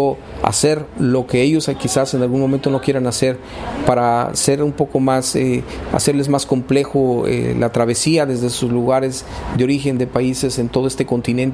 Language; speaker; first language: Spanish; native; Spanish